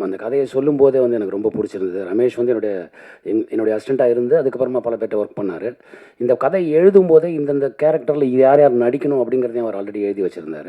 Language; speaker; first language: Tamil; native; Tamil